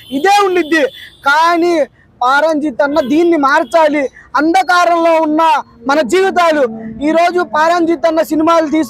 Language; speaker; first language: Telugu; native; Telugu